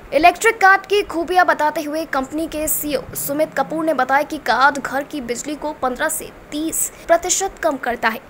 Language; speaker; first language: Hindi; native; Hindi